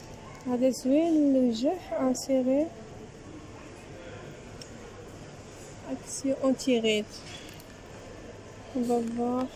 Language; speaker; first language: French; non-native, local second language; Arabic